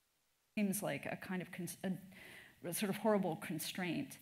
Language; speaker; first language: English; native; English